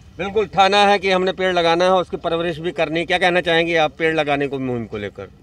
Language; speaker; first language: Hindi; native; Hindi